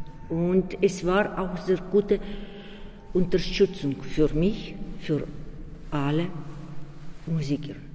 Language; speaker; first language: German; non-native, learner; Ukrainian